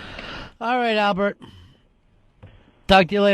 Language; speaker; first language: English; native; English